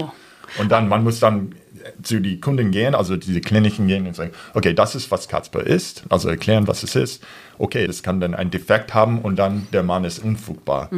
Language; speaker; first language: German; non-native, fluent; English